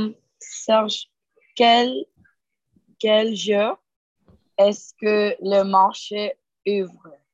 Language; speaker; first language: French; non-native, learner; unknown